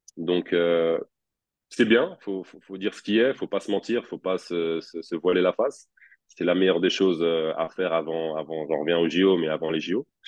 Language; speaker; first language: French; native; French